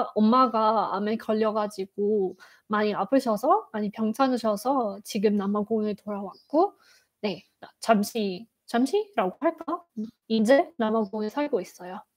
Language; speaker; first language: Korean; non-native, fluent; Afrikaans